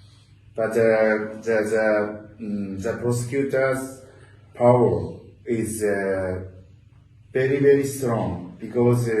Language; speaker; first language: English; non-native, learner; Japanese